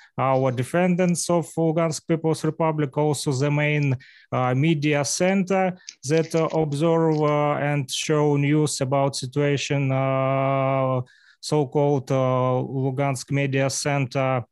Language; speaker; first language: English; non-native, learner; Russian